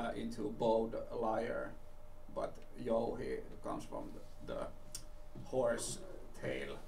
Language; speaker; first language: English; non-native, fluent; Finnish